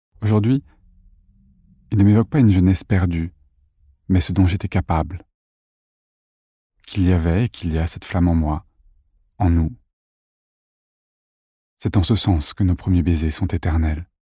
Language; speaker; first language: French; native; French